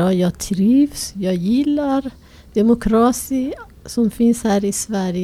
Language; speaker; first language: Swedish; non-native, fluent; Persian